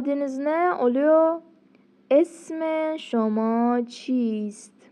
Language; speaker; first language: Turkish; non-native, fluent; Persian